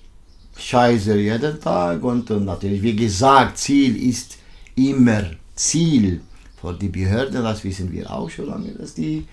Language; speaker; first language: German; non-native, learner; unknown